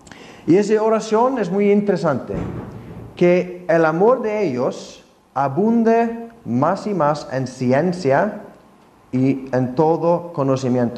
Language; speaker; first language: Spanish; non-native, fluent; Icelandic